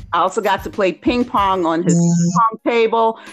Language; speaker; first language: English; native; English